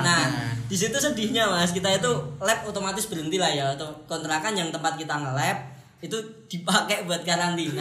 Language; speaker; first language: Indonesian; native; Indonesian